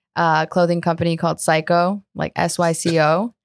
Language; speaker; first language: English; early bilingual, other home language; Spanish